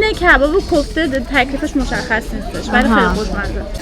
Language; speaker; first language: Persian; native; Persian